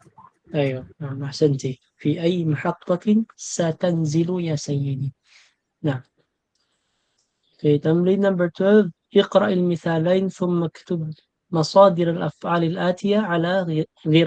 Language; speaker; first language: Arabic; non-native, fluent; Filipino